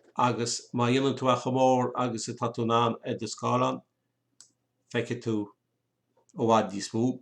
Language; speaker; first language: Irish; native; Irish